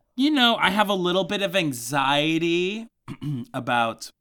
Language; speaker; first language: English; early bilingual, other home language; Spanish